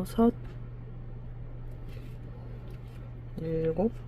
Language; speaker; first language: Korean; native; Korean